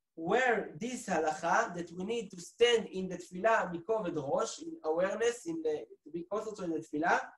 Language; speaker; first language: English; non-native, fluent; Hebrew